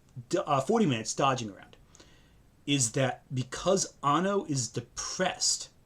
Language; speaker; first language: English; native; English